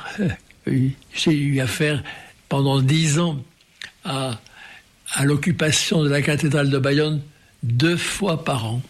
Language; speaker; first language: French; native; French